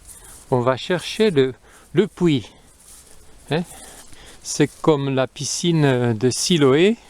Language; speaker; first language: French; non-native, fluent; Spanish